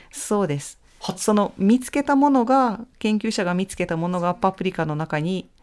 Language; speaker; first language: Japanese; non-native, fluent; Hungarian